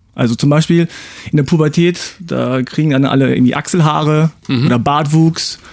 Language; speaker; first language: German; early bilingual, other home language; Korean